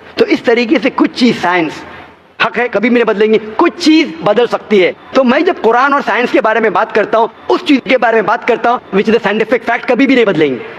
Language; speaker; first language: Hindi; non-native, local second language; Konkani